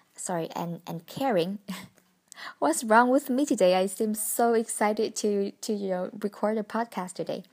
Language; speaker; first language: English; non-native, fluent; Vietnamese